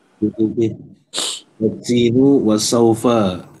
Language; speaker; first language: Arabic; non-native, learner; Malay